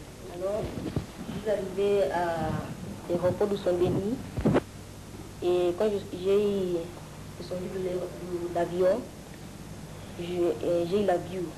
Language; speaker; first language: French; non-native, learner; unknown